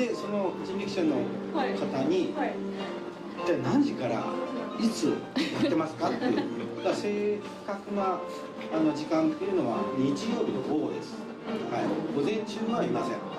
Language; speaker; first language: Japanese; native; Japanese